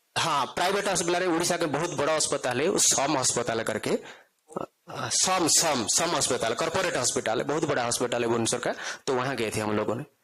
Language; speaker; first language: Hindi; non-native, local second language; Odia